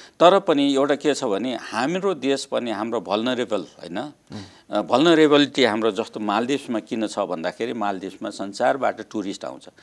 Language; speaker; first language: Nepali; native; Nepali